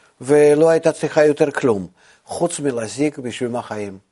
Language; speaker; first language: Hebrew; non-native, fluent; Russian